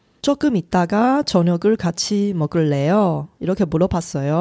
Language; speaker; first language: Korean; non-native, local second language; Chinese